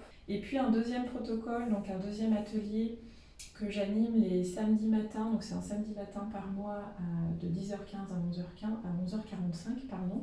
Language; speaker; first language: French; native; French